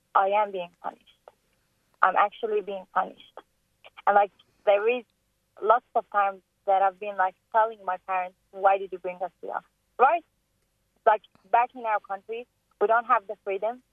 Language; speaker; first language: English; non-native, fluent; Persian